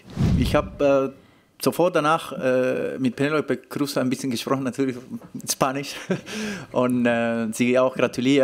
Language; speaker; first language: German; non-native, fluent; Spanish